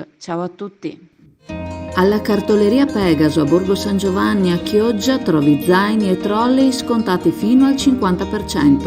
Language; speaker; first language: Italian; native; Italian